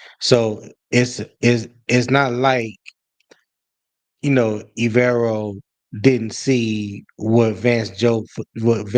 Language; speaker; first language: English; native; English